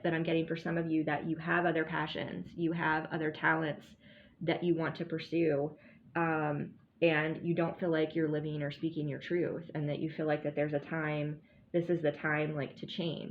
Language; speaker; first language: English; native; English